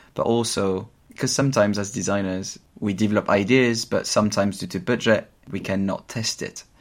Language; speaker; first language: English; non-native, fluent; French